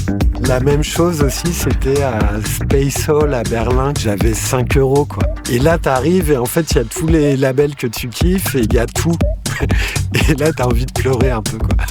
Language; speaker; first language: French; native; French